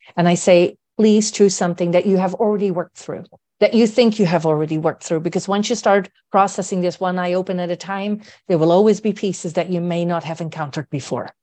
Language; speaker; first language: English; non-native, fluent; Dutch